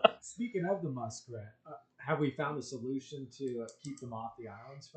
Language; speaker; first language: English; native; English